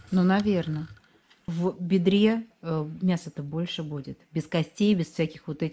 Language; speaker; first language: Russian; native; Russian